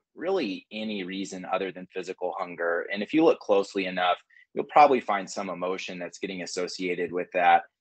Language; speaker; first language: English; native; English